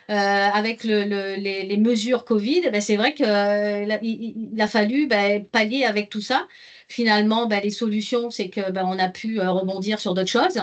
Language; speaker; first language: French; native; French